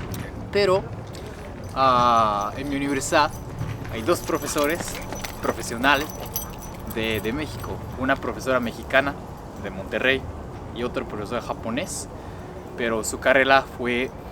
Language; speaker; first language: Spanish; non-native, fluent; Japanese